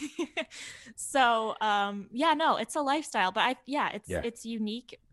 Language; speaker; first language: English; native; English